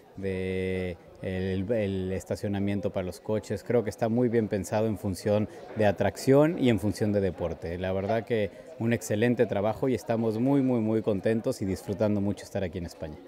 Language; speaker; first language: Spanish; native; Spanish